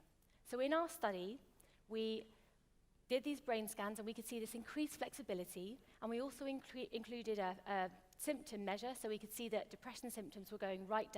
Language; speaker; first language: English; native; English